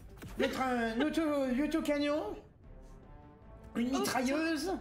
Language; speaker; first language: French; native; French